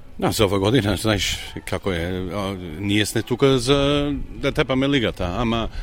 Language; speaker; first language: Macedonian; early bilingual, heritage; Macedonian